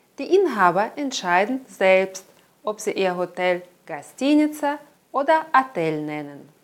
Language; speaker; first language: German; non-native, fluent; Russian